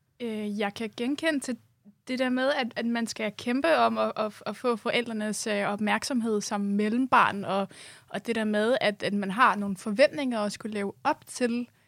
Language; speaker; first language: Danish; early bilingual, other home language; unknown